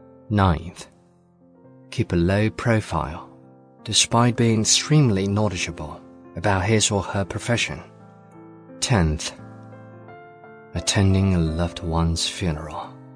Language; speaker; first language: English; non-native, fluent; Chinese